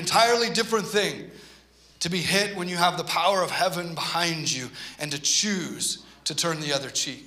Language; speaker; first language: English; native; English